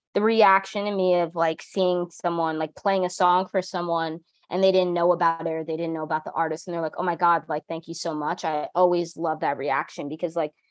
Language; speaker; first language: English; native; English